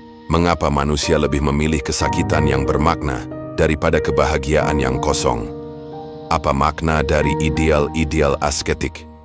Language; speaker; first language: Indonesian; native; Indonesian